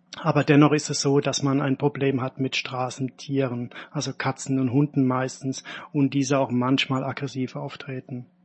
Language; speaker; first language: German; native; German